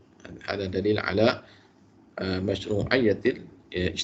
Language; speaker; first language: Arabic; non-native, fluent; Malay